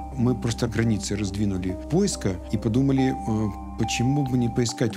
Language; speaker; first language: Russian; native; Russian